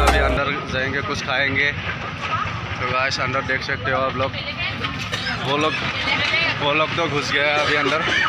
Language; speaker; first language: Hindi; non-native, local second language; Assamese